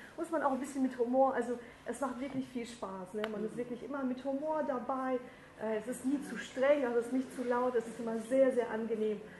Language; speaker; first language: German; native; German